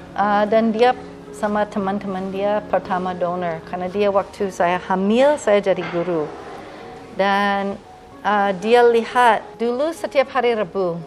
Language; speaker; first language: Indonesian; non-native, fluent; English